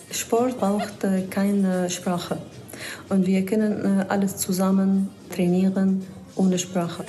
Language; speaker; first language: German; non-native, learner; Arabic